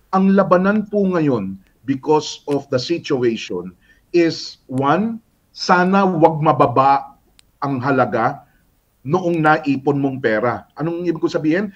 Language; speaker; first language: Filipino; native; Filipino